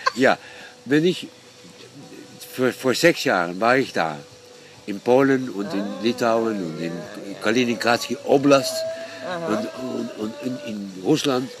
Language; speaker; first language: German; non-native, fluent; Dutch